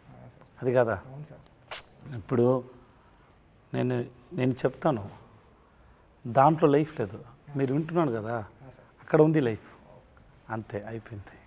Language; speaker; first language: Telugu; non-native, learner; Tamil